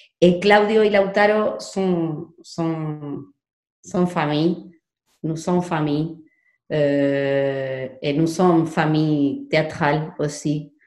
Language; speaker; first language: French; non-native, learner; Spanish